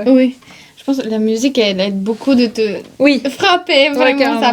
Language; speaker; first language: French; non-native, fluent; Bulgarian